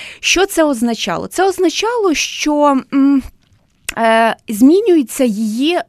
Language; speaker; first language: Ukrainian; native; Ukrainian